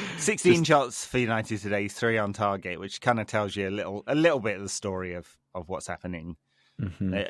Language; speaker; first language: English; native; English